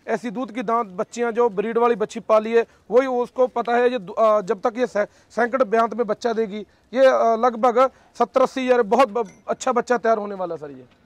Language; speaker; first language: Hindi; non-native, local second language; Punjabi